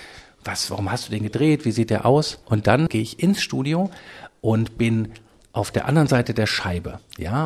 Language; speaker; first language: German; native; German